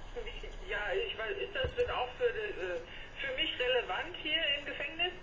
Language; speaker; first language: German; native; German